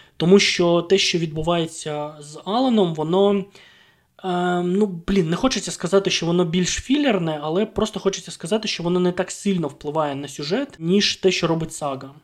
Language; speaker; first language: Ukrainian; non-native, local second language; Russian